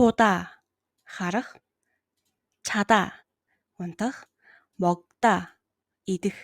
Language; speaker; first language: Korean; non-native, fluent; Mongolian